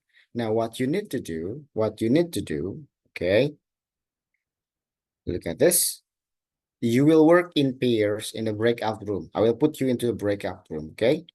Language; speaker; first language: English; non-native, local second language; Indonesian